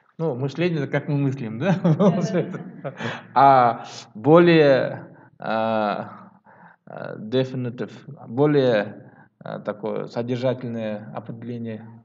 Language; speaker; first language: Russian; non-native, local second language; Kyrgyz